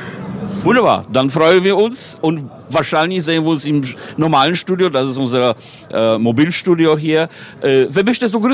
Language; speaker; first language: German; non-native, fluent; Polish